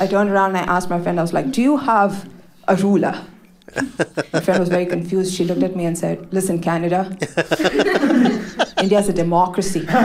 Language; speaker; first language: English; native; English